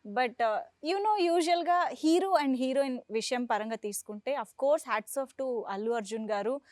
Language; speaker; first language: Telugu; native; Telugu